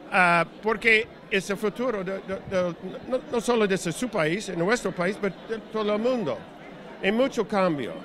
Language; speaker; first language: Spanish; non-native, learner; English